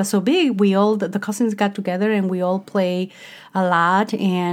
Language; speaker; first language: English; non-native, fluent; Spanish